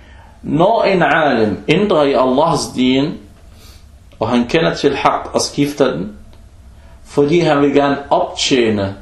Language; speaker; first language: Danish; early bilingual, other home language; Arabic